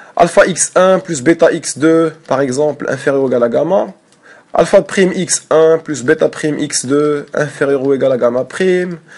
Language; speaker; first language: French; non-native, local second language; Arabic